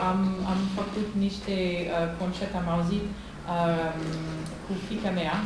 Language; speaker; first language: Romanian; non-native, learner; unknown